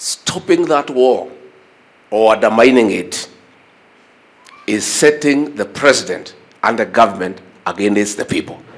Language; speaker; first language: English; non-native, local second language; Kikuyu